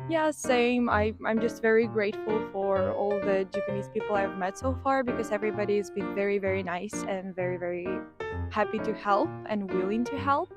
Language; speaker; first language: English; non-native, fluent; Ukrainian